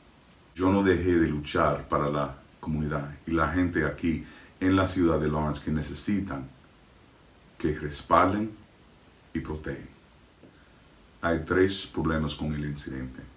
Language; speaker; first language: Spanish; non-native, fluent; English